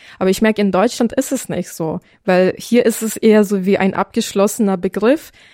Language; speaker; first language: German; non-native, fluent; Ukrainian